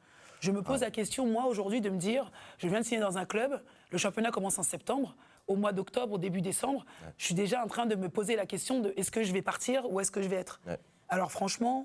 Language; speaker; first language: French; native; French